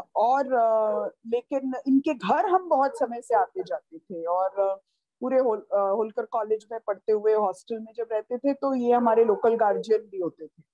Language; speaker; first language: Hindi; native; Hindi